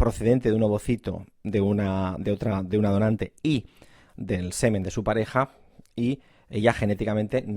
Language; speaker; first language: Spanish; native; Spanish